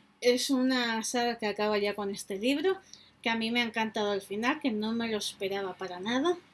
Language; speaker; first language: Spanish; native; Spanish